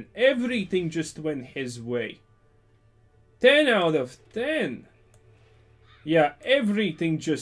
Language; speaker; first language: English; non-native, fluent; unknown